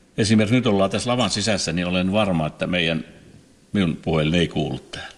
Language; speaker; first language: Finnish; native; Finnish